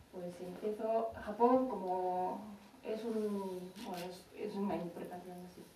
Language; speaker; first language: Spanish; non-native, fluent; Japanese